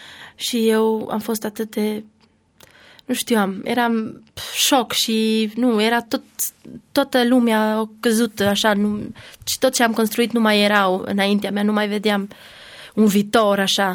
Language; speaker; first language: Romanian; non-native, learner; Albanian